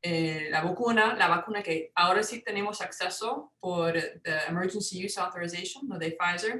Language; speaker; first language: Spanish; non-native, fluent; English